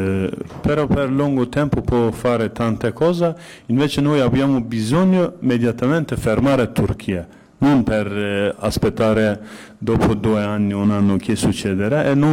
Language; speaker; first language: Italian; non-native, fluent; Kurdish